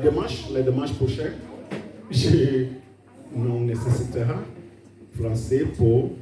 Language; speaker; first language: French; non-native, learner; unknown